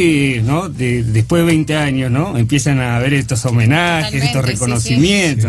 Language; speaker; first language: Spanish; native; Spanish